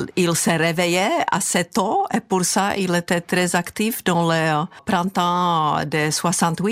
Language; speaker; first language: French; non-native, fluent; Czech